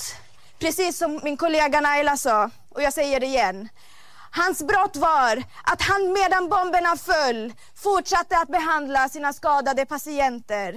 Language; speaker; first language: Swedish; non-native, fluent; Arabic